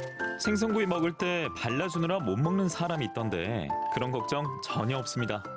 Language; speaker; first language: Korean; native; Korean